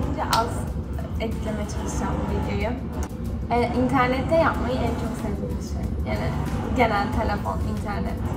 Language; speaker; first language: Turkish; early bilingual, heritage; Turkish